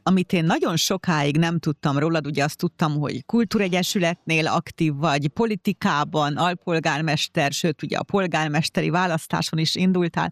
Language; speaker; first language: Hungarian; native; Hungarian